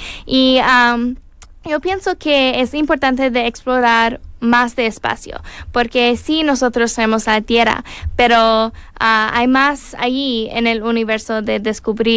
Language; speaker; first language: Spanish; non-native, learner; English